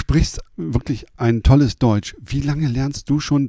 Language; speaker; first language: German; native; German